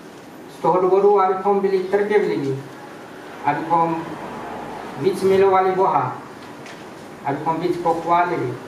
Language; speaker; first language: Czech; non-native, fluent; Ukrainian